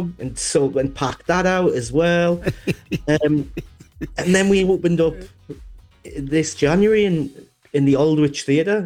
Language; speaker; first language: English; native; English